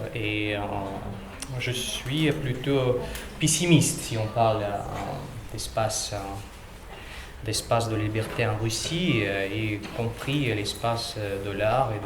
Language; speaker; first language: French; non-native, learner; Russian